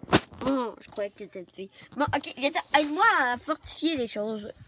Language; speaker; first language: French; native; French